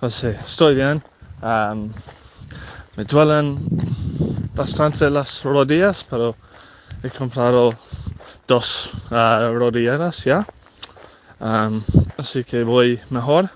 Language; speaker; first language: Spanish; non-native, fluent; English